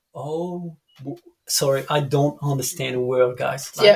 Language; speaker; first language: English; non-native, fluent; French